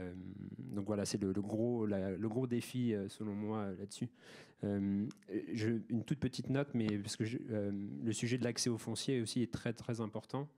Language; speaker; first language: French; native; French